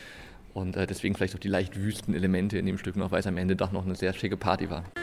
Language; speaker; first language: German; native; German